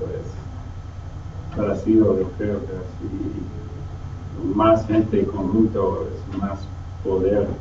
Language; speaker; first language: Spanish; non-native, fluent; English